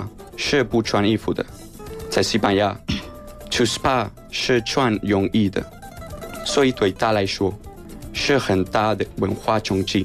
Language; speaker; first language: Chinese; non-native, learner; Spanish